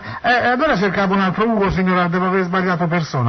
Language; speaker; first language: Italian; native; Italian